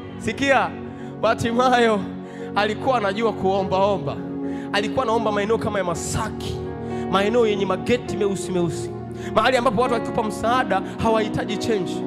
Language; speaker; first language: Swahili; native; Swahili